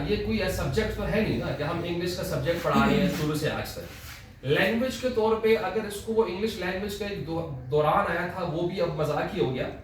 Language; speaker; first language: Urdu; non-native, local second language; Pashto